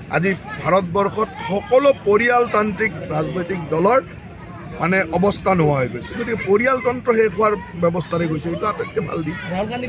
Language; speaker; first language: Assamese; native; Assamese